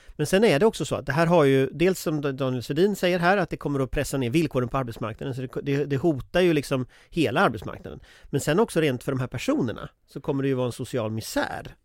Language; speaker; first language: Swedish; native; Swedish